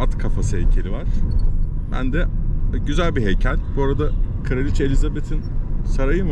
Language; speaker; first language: Turkish; native; Turkish